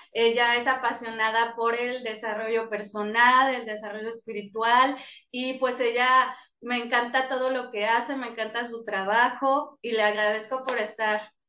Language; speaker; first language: Spanish; native; Spanish